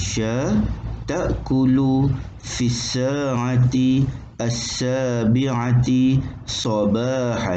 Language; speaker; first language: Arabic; non-native, fluent; Malay